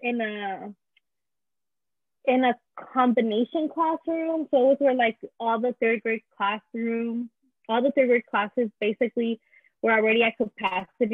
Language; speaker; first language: English; early bilingual, other home language; Spanish